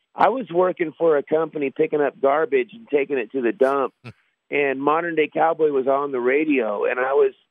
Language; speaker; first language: English; native; English